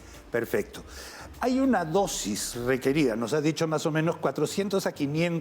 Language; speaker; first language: Spanish; native; Spanish